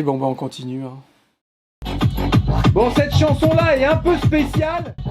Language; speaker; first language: French; native; French